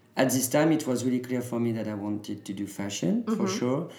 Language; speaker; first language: English; early bilingual, other home language; French